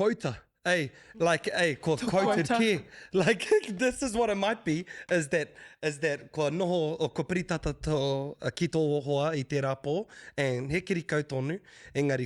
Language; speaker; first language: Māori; non-native, local second language; English